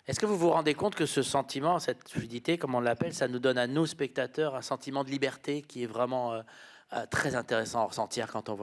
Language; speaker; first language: French; native; French